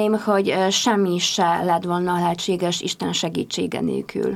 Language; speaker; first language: Hungarian; non-native, fluent; Polish